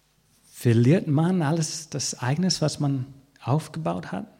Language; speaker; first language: German; non-native, fluent; English